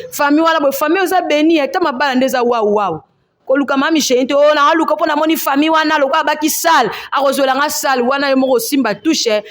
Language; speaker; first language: Lingala; non-native, local second language; Swahili